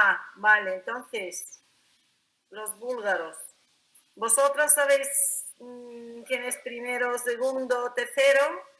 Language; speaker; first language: Spanish; non-native, fluent; Bulgarian